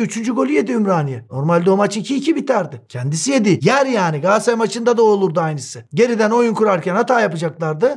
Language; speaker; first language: Turkish; native; Turkish